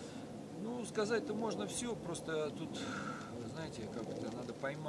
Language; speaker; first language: Russian; native; Russian